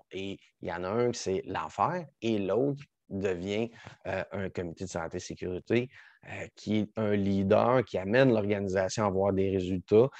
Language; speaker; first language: French; native; French